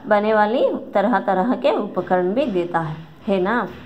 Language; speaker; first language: Hindi; non-native, local second language; Kannada